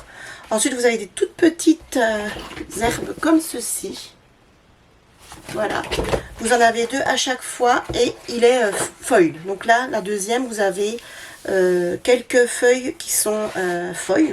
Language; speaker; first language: French; native; French